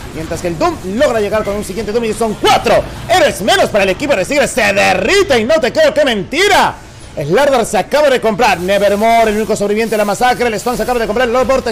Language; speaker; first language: Spanish; native; Spanish